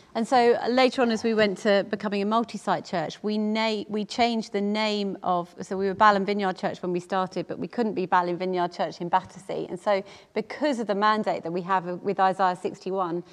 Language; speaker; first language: English; native; English